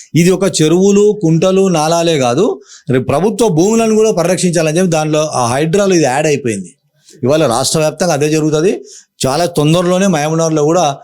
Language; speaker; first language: Telugu; native; Telugu